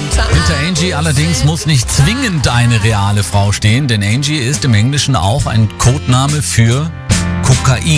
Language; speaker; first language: German; native; German